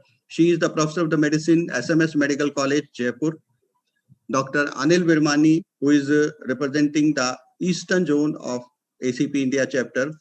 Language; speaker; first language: English; non-native, local second language; Hindi